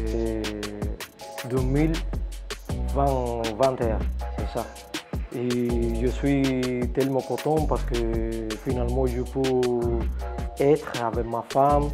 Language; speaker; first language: French; non-native, learner; Spanish